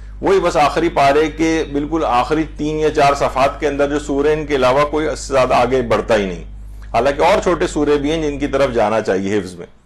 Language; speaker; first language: Urdu; native; Urdu